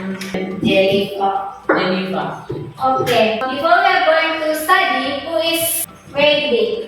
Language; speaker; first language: English; non-native, fluent; Indonesian